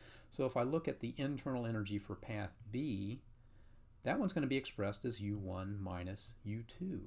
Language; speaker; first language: English; native; English